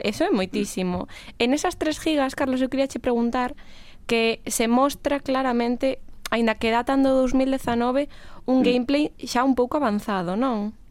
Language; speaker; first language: Galician; non-native, local second language; Spanish